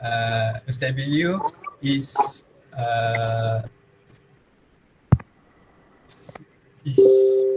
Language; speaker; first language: English; non-native, local second language; Malay